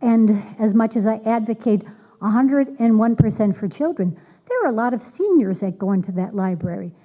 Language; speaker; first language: English; native; English